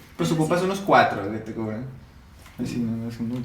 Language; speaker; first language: Spanish; native; Spanish